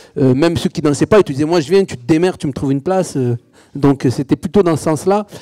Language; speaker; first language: French; native; French